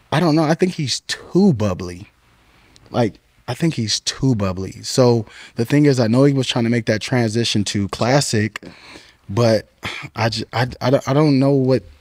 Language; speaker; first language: English; native; English